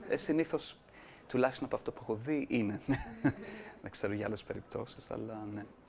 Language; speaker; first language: Greek; non-native, fluent; English